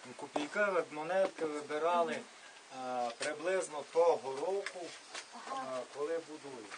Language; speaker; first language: Ukrainian; native; Ukrainian